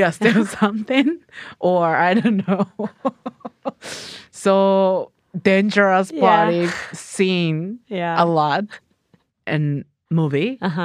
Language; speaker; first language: English; non-native, learner; Japanese